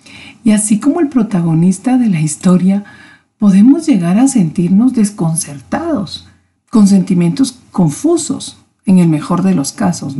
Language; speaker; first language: Spanish; native; Spanish